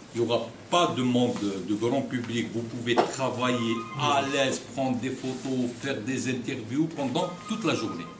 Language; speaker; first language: French; non-native, local second language; Arabic